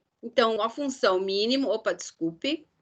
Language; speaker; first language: Portuguese; native; Portuguese